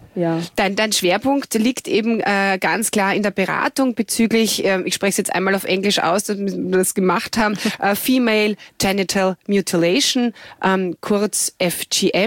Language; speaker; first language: German; native; German